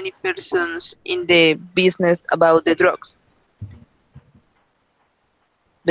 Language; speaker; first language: English; non-native, learner; Spanish